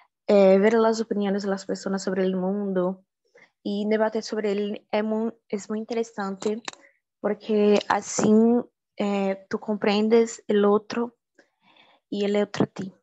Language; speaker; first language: Spanish; non-native, learner; Portuguese